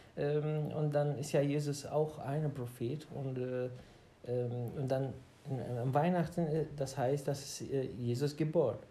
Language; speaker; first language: German; non-native, learner; Arabic